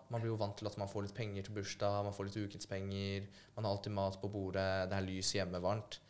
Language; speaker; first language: Norwegian; early bilingual, other home language; Polish